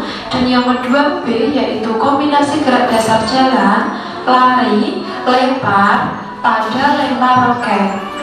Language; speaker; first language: Indonesian; native; Indonesian